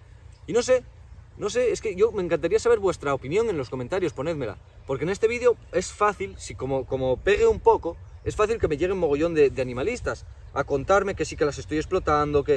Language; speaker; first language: Spanish; native; Spanish